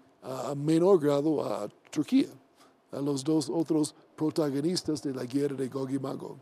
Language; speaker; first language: Spanish; non-native, learner; English